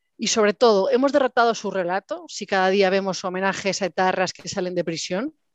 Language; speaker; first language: Spanish; native; Spanish